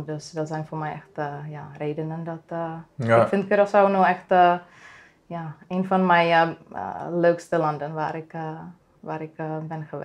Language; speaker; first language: Dutch; non-native, fluent; Czech